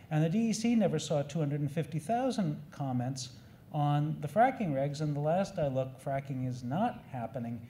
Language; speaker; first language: English; native; English